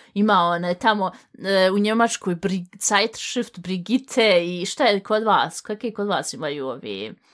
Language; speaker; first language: Bosnian; early bilingual, heritage; Bosnian